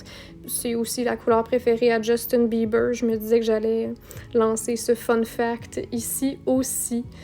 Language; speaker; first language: French; native; French